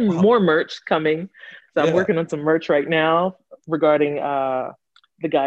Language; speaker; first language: English; native; English